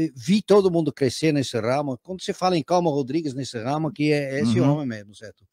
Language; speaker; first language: Portuguese; non-native, fluent; Dutch